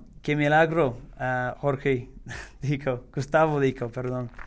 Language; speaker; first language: Spanish; non-native, learner; English